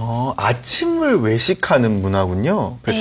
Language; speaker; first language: Korean; native; Korean